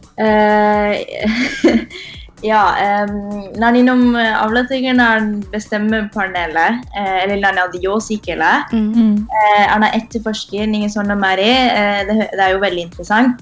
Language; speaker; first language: Norwegian; early bilingual, other home language; Tamil